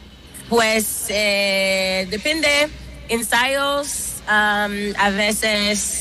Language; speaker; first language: Spanish; non-native, learner; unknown